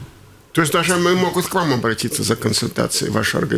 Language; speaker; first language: Russian; native; Russian